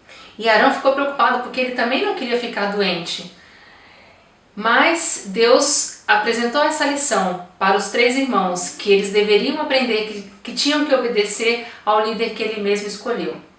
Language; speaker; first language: Portuguese; native; Portuguese